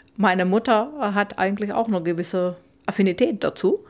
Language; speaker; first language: German; non-native, fluent; Czech